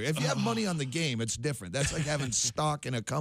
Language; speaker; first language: English; native; English